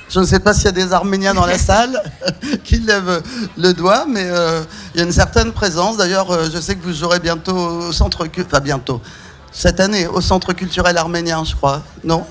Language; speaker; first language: French; native; French